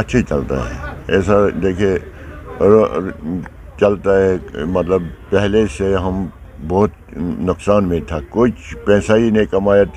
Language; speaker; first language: Hindi; non-native, local second language; Kashmiri